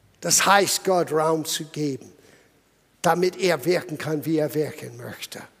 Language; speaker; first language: German; non-native, fluent; English